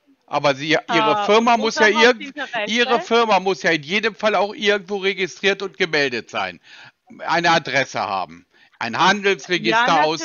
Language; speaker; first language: German; native; German